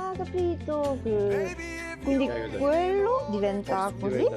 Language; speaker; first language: Italian; non-native, learner; Korean